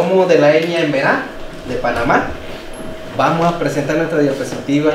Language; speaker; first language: Spanish; non-native, local second language; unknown